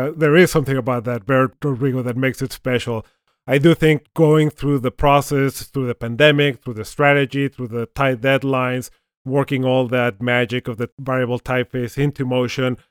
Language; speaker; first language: English; non-native, fluent; Spanish